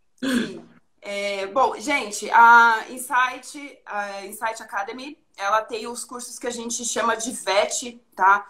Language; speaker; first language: Portuguese; native; Portuguese